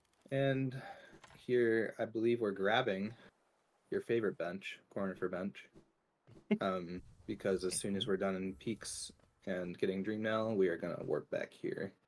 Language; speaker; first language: English; native; English